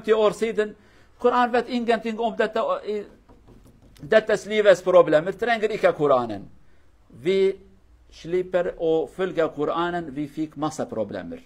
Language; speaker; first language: Norwegian; non-native, fluent; Kurdish